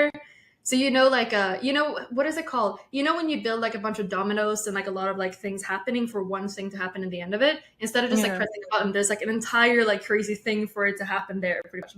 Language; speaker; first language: English; non-native, fluent; Swedish